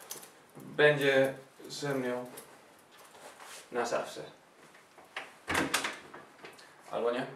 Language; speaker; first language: Polish; non-native, fluent; Spanish